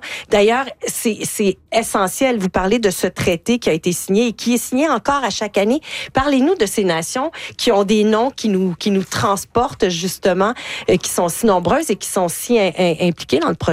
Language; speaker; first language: French; native; French